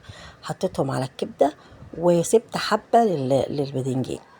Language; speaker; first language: Arabic; native; Arabic